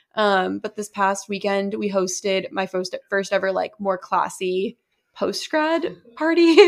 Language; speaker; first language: English; native; English